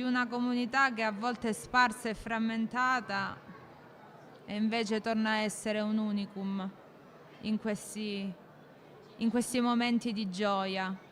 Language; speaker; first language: Italian; native; Italian